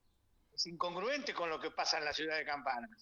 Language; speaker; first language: Spanish; native; Spanish